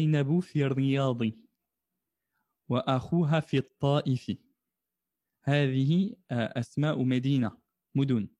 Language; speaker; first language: Arabic; non-native, fluent; French